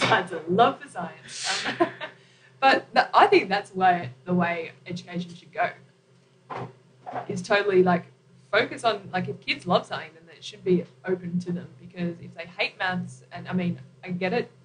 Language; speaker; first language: English; native; English